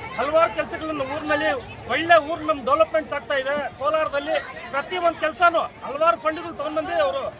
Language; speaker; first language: Kannada; non-native, local second language; Urdu